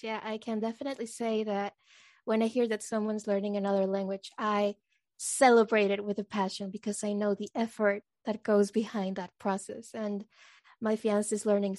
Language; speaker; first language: English; non-native, fluent; Spanish